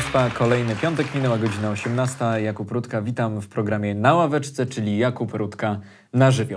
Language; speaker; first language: Polish; native; Polish